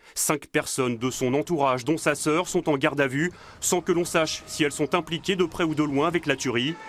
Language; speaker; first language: French; native; French